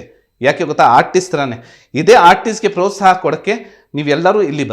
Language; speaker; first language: Kannada; non-native, local second language; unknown